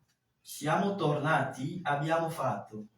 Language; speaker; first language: Italian; non-native, fluent; French